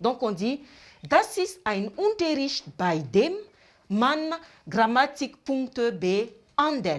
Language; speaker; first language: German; non-native, fluent; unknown